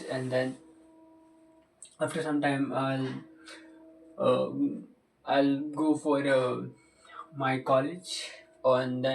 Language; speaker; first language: English; non-native, local second language; Hindi